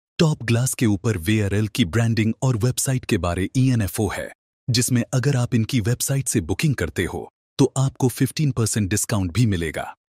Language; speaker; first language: Hindi; non-native, local second language; Marathi